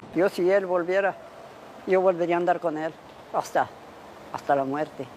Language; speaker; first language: Spanish; native; Spanish